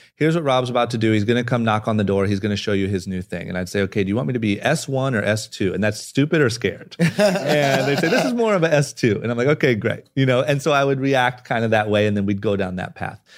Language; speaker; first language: English; native; English